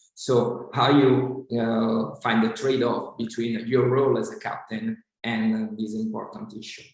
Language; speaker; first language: English; non-native, fluent; Italian